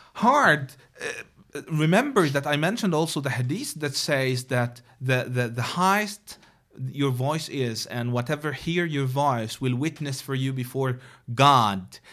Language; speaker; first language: English; non-native, fluent; Arabic